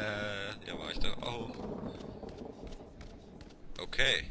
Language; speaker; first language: German; native; German